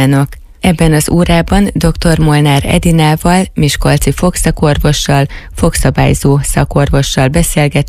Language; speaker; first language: Hungarian; native; Hungarian